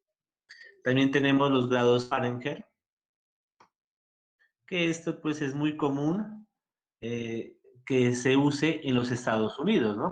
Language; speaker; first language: Spanish; native; Spanish